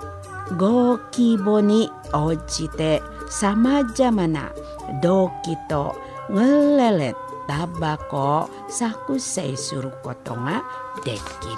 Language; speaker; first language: Japanese; non-native, fluent; Indonesian